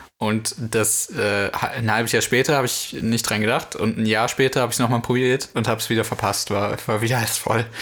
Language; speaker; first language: German; native; German